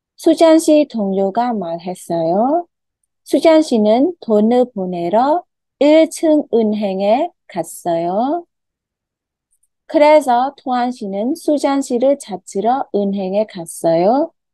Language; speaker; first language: Korean; non-native, fluent; Khmer